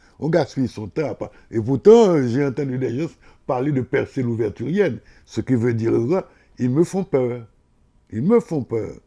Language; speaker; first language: French; non-native, local second language; Haitian Creole